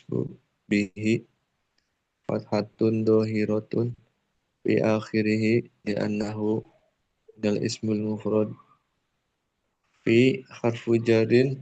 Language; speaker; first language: Arabic; non-native, learner; Indonesian